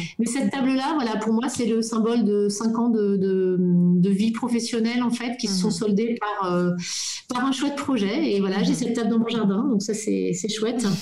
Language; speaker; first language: French; native; French